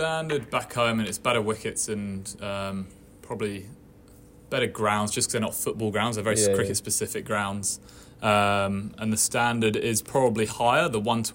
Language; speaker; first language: English; native; English